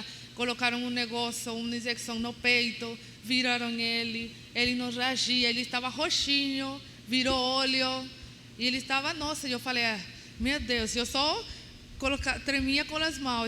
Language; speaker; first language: Portuguese; non-native, learner; Spanish